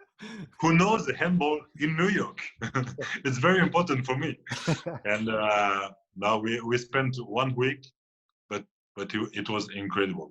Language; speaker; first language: English; non-native, fluent; French